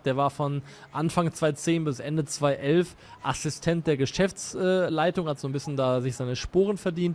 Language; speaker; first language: German; native; German